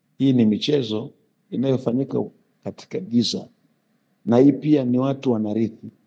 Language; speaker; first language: Swahili; native; Swahili